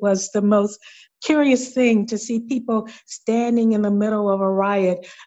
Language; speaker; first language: English; native; English